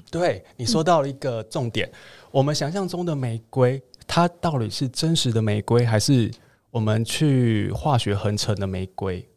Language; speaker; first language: Chinese; native; Chinese